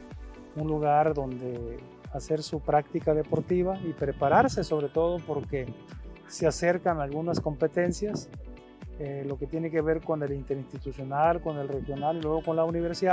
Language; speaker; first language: Spanish; native; Spanish